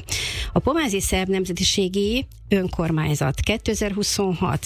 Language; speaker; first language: Hungarian; native; Hungarian